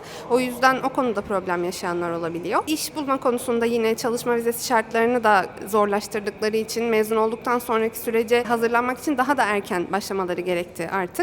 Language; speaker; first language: Turkish; native; Turkish